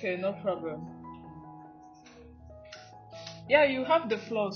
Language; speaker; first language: English; non-native, fluent; French